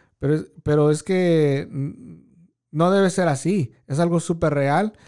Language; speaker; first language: Spanish; early bilingual, heritage; Spanish